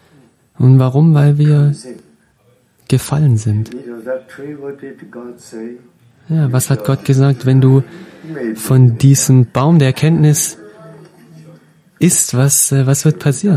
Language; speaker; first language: German; non-native, fluent; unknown